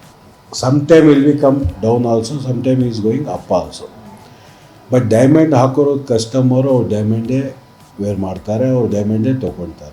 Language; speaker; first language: Kannada; non-native, local second language; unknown